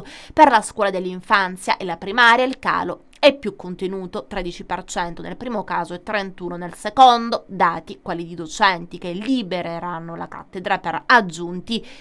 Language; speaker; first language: Italian; native; Italian